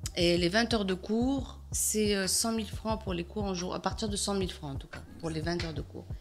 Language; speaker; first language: French; non-native, local second language; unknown